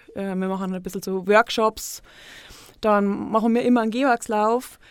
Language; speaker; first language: German; native; German